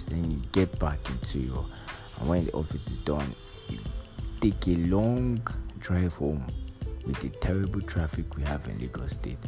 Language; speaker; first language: English; non-native, local second language; Yoruba